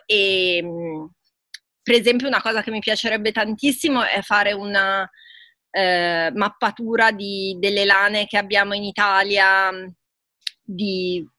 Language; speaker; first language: Italian; native; Italian